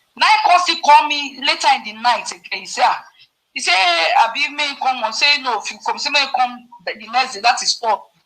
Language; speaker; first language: Nigerian Pidgin; non-native, local second language; Yoruba